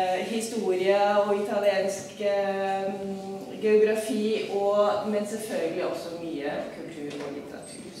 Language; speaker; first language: Norwegian; non-native, fluent; Italian